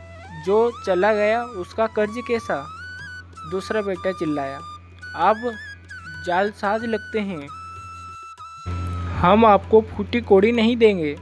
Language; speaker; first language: Hindi; native; Hindi